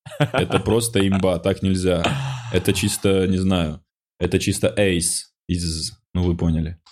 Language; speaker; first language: Russian; non-native, local second language; Ossetic